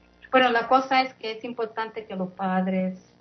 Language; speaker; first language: Spanish; early bilingual, heritage; English